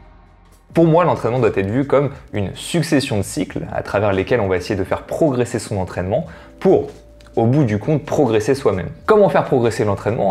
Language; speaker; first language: French; native; French